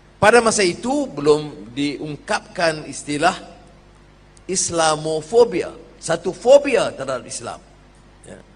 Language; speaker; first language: Malay; native; Malay